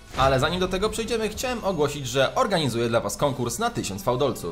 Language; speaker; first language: Polish; native; Polish